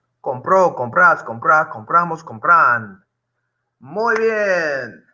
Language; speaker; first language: Spanish; non-native, fluent; English